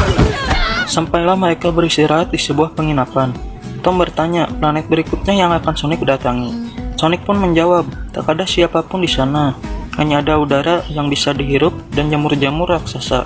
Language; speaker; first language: Indonesian; native; Indonesian